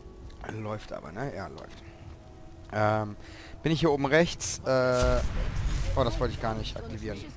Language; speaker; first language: German; native; German